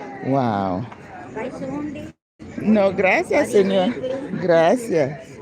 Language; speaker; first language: Spanish; non-native, learner; English